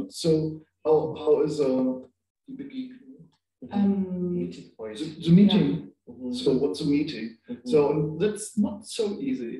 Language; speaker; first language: English; non-native, learner; German